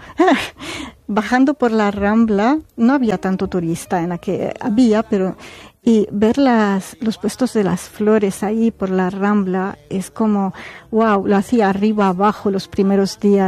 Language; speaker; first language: Spanish; non-native, fluent; Arabic